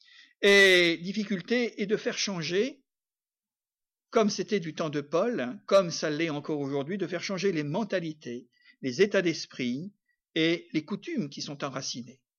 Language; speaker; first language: French; native; French